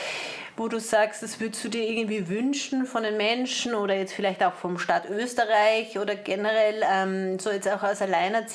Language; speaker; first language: German; native; German